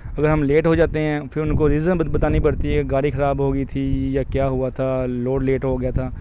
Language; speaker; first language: Urdu; non-native, local second language; Punjabi